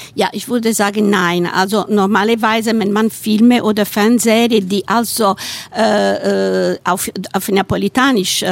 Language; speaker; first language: German; non-native, fluent; Italian